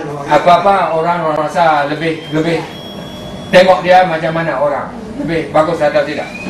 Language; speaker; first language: Indonesian; non-native, fluent; Malay